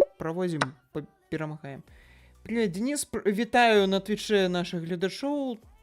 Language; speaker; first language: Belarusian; non-native, local second language; Russian